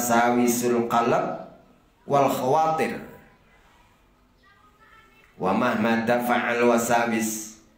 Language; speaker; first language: Arabic; non-native, fluent; Javanese